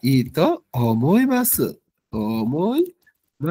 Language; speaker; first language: Japanese; non-native, learner; Bangla